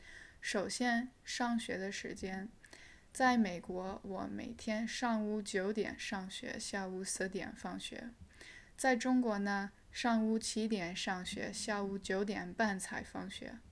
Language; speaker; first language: Chinese; early bilingual, heritage; English